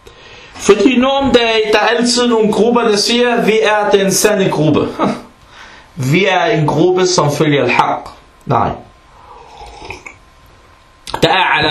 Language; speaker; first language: Danish; early bilingual, other home language; Arabic